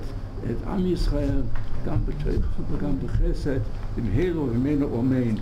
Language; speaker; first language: Hebrew; non-native, fluent; English